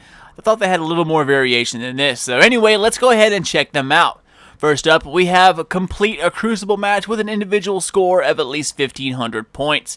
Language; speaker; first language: English; native; English